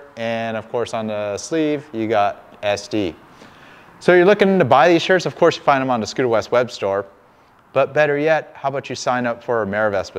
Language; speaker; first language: English; native; English